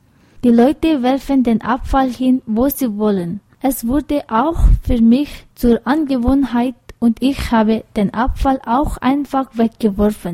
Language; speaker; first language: German; non-native, fluent; Tibetan